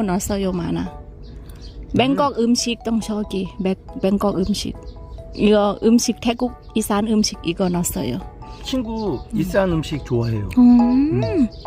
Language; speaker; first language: Korean; non-native, learner; Thai